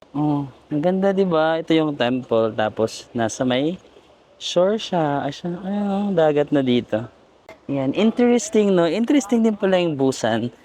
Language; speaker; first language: Filipino; non-native, local second language; Cebuano